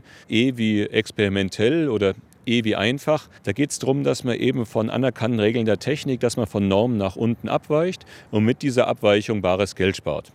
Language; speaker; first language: German; native; German